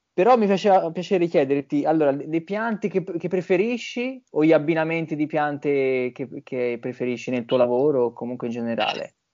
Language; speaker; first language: Italian; native; Italian